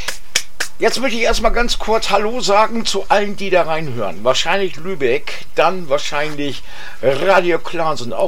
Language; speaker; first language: German; native; German